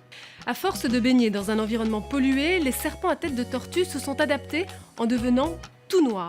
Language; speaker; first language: French; native; French